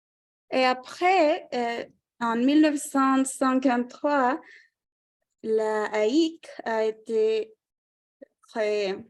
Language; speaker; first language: French; non-native, fluent; Spanish